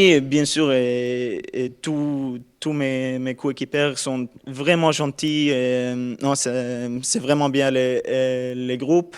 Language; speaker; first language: French; non-native, learner; Norwegian